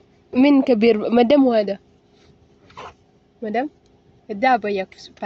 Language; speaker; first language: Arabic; non-native, learner; Filipino